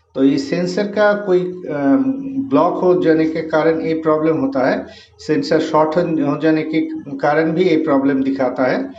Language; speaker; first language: Hindi; non-native, local second language; Bangla